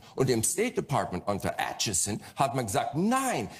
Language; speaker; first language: German; non-native, fluent; English